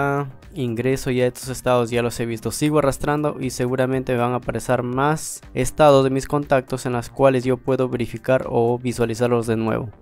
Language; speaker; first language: Spanish; native; Spanish